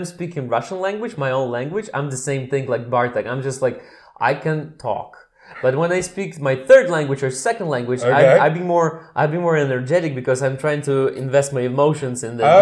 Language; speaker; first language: English; non-native, fluent; Russian